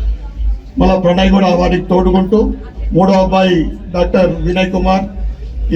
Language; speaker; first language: Telugu; native; Telugu